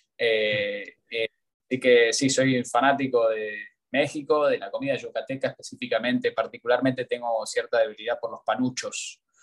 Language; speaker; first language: Spanish; native; Spanish